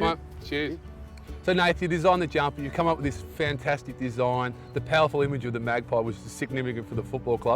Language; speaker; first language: English; native; English